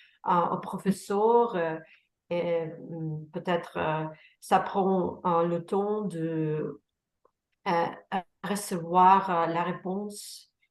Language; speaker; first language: French; non-native, learner; Russian